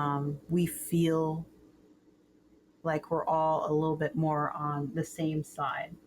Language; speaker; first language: English; native; English